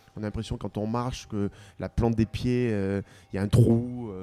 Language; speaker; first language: French; native; French